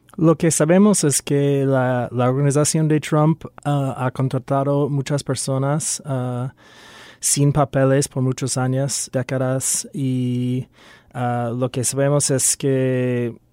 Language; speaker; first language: Spanish; non-native, fluent; English